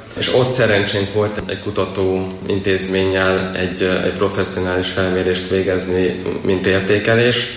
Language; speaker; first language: Hungarian; native; Hungarian